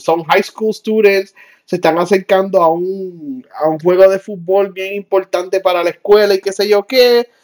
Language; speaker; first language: Spanish; early bilingual, heritage; Spanish